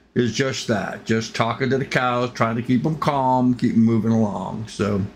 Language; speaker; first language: English; native; English